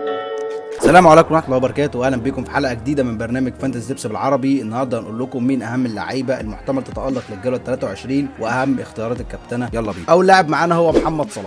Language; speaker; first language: Arabic; native; Arabic